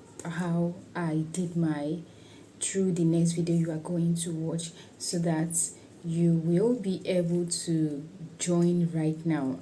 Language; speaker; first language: English; non-native, local second language; Igbo